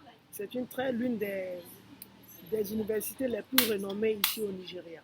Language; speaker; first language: French; non-native, fluent; Yoruba